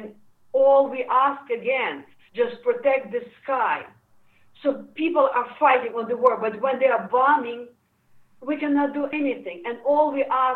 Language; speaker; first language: English; non-native, fluent; Ukrainian